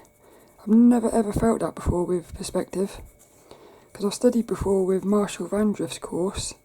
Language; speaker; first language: English; native; English